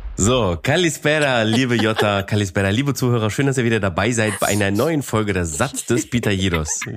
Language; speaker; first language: German; early bilingual, other home language; Greek